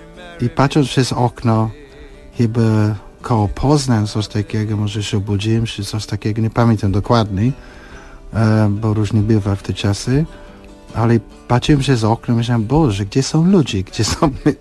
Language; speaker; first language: Polish; non-native, fluent; English